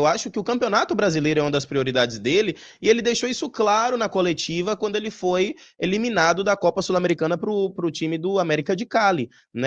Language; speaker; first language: Portuguese; native; Portuguese